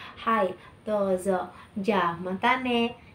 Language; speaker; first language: Japanese; non-native, learner; Indonesian